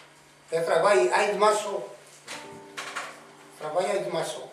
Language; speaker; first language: French; non-native, learner; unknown